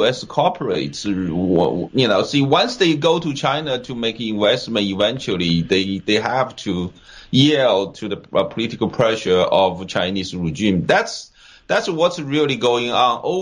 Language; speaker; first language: English; non-native, fluent; Chinese